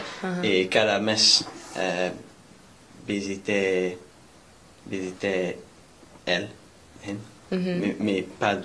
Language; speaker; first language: Spanish; non-native, learner; English